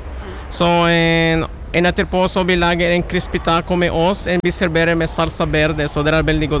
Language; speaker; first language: Norwegian; non-native, learner; Spanish